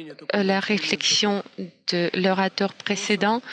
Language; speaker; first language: French; non-native, fluent; Russian